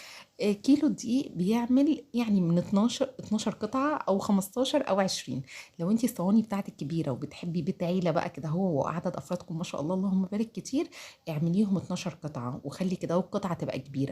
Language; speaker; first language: Arabic; native; Arabic